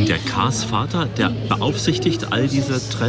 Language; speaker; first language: German; native; German